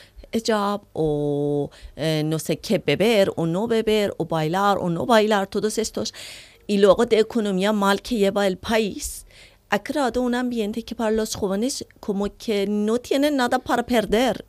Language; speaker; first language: Spanish; non-native, learner; Persian